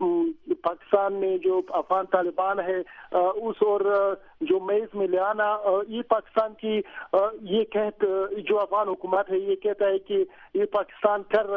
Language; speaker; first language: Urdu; non-native, learner; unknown